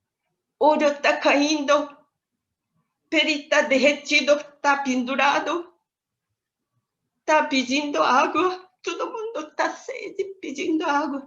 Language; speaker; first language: Portuguese; non-native, learner; Japanese